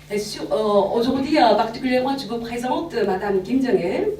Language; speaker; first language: French; non-native, fluent; Korean